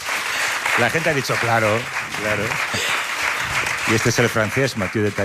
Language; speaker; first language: Spanish; native; Spanish